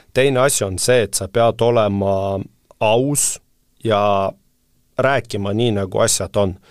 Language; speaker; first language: Estonian; non-native, local second language; Russian